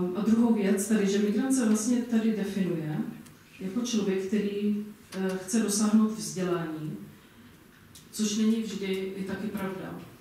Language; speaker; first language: Czech; non-native, fluent; English